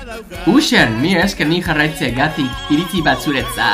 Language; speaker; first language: Basque; non-native, learner; English